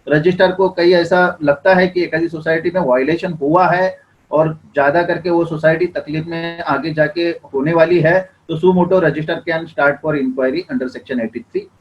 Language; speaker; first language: Hindi; non-native, local second language; Marathi